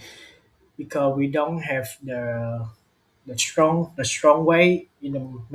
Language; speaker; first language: English; non-native, learner; Vietnamese